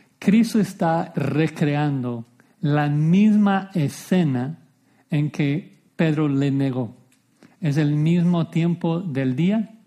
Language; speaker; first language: Spanish; non-native, fluent; English